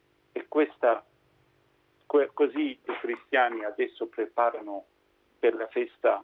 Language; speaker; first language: Italian; non-native, fluent; Arabic